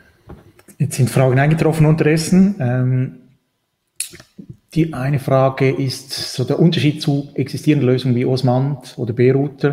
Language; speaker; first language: German; native; German